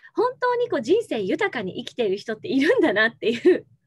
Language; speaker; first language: Japanese; native; Japanese